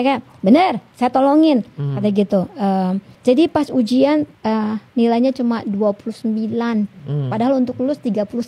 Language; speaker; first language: Indonesian; native; Indonesian